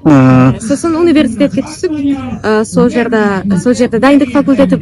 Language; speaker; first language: Kazakh; non-native, fluent; Hungarian